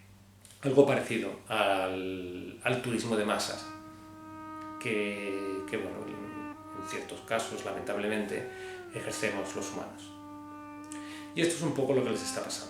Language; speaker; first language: Spanish; native; Spanish